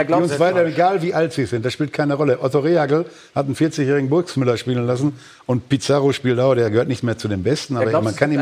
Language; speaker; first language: German; native; German